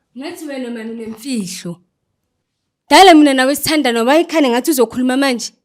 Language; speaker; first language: Zulu; native; Zulu